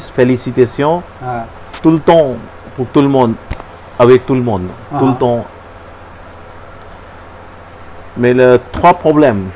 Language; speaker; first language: French; non-native, learner; Hindi